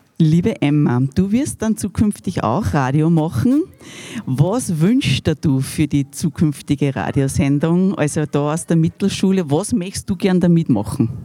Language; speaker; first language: German; native; German